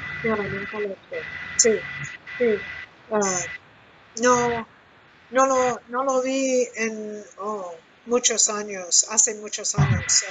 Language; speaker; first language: Spanish; non-native, learner; English